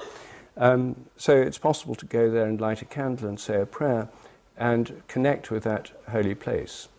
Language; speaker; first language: English; native; English